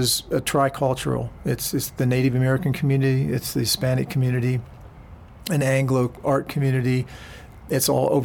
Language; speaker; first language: English; native; English